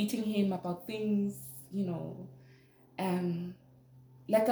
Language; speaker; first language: English; non-native, local second language; Zulu